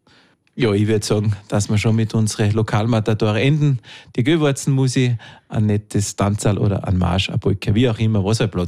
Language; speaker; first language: German; native; German